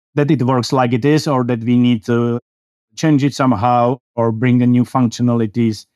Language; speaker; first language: English; non-native, fluent; Czech